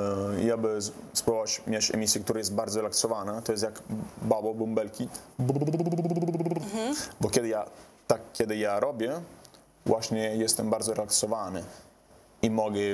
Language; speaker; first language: Polish; non-native, learner; Italian